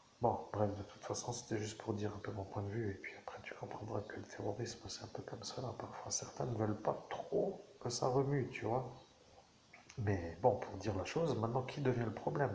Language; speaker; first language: French; native; French